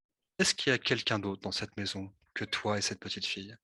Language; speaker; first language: French; native; French